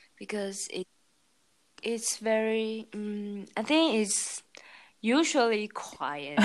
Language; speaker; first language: English; non-native, learner; Chinese